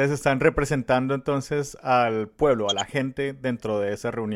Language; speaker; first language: Spanish; native; Spanish